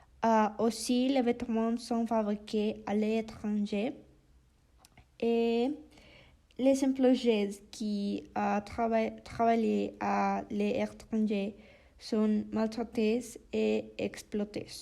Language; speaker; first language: French; non-native, learner; Spanish